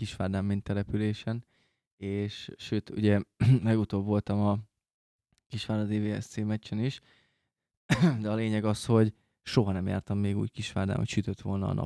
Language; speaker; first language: Hungarian; native; Hungarian